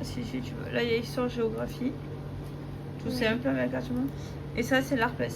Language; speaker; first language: French; native; French